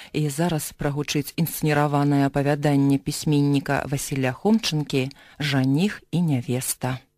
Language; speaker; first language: Belarusian; native; Belarusian